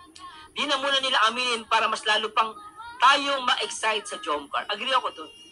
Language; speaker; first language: Filipino; native; Filipino